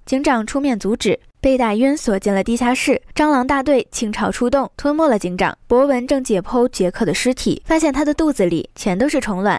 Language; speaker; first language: Chinese; native; Chinese